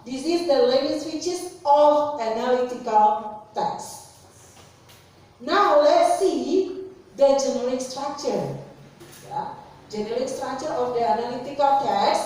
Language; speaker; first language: English; non-native, fluent; Indonesian